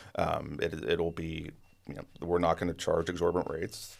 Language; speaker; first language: English; native; English